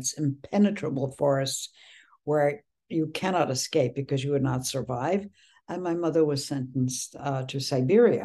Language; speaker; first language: English; early bilingual, other home language; Polish